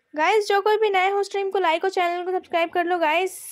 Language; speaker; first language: Hindi; non-native, local second language; Bangla